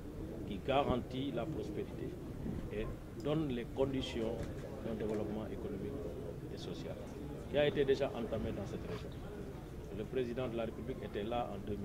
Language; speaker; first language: French; non-native, local second language; Wolof